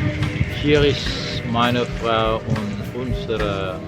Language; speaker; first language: German; non-native, learner; Indonesian